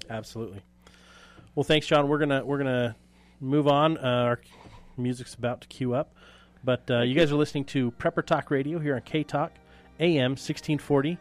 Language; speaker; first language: English; native; English